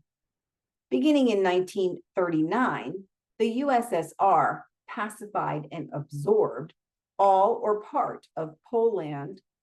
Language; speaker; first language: English; native; English